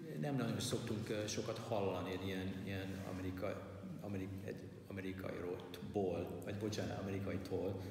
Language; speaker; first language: Hungarian; non-native, learner; English